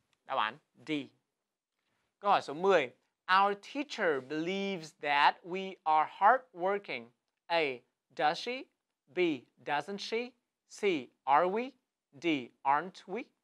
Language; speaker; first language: English; non-native, fluent; Vietnamese